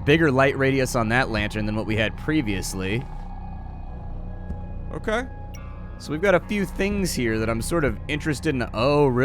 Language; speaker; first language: English; native; English